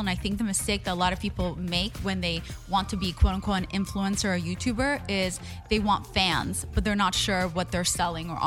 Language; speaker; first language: English; non-native, fluent; Hebrew